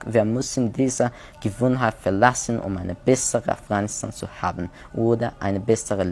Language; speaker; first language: German; non-native, learner; Persian